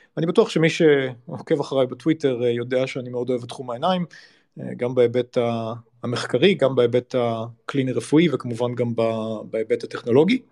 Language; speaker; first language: Hebrew; native; Hebrew